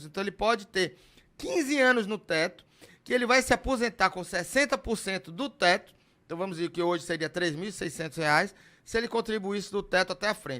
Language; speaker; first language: Portuguese; native; Portuguese